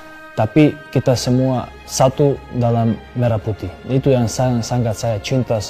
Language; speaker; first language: Indonesian; non-native, fluent; Serbian